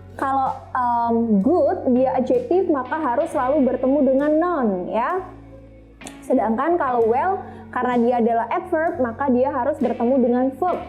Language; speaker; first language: Indonesian; native; Indonesian